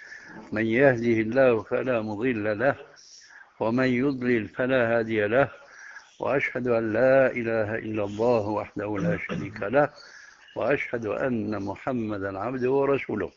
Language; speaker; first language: Arabic; early bilingual, other home language; Albanian